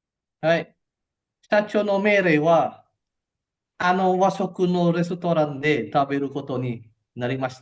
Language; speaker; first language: Japanese; non-native, learner; Indonesian